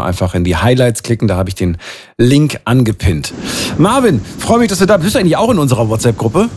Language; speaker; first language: German; native; German